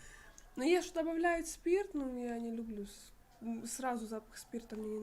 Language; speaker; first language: Russian; native; Russian